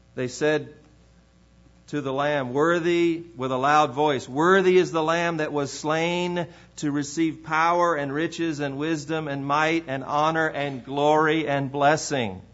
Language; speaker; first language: English; native; English